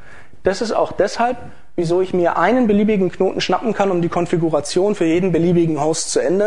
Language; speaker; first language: German; native; German